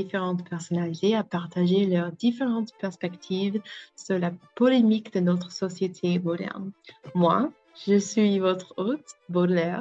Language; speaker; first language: French; non-native, learner; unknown